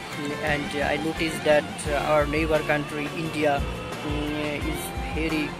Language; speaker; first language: English; non-native, learner; Bangla